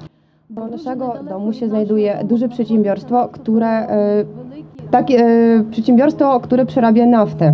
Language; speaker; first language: Polish; non-native, learner; Ukrainian